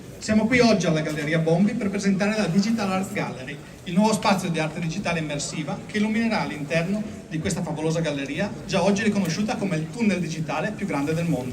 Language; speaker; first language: Italian; native; Italian